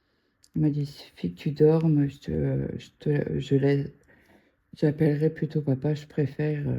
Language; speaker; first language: French; native; French